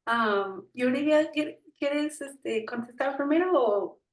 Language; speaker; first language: Spanish; non-native, fluent; English